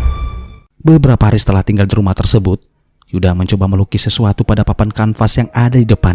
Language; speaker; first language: Indonesian; native; Indonesian